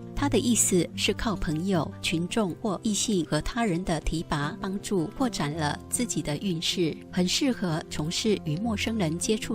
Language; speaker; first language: Chinese; native; Chinese